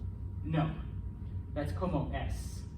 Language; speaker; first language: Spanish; early bilingual, heritage; Spanish